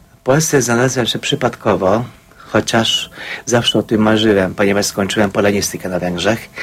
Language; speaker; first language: Polish; non-native, fluent; Hungarian